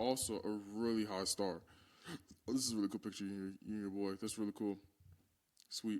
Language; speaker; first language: English; native; English